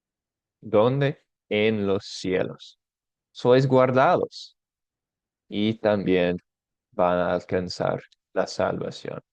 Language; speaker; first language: Spanish; non-native, fluent; English